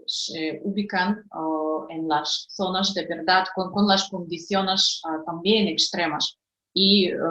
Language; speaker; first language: Spanish; non-native, fluent; Russian